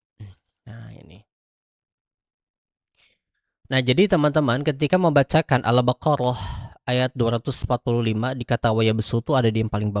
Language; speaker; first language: Indonesian; native; Indonesian